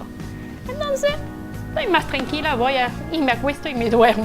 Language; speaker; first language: Spanish; non-native, fluent; French